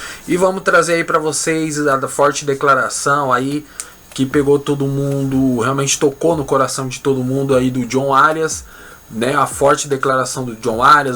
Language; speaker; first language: Portuguese; native; Portuguese